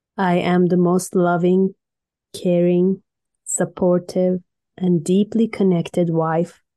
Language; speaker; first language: English; non-native, fluent; Turkish